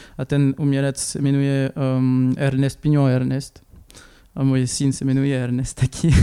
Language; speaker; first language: Czech; non-native, learner; French